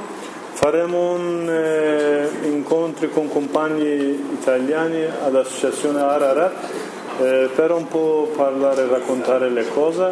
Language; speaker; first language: Italian; non-native, learner; Kurdish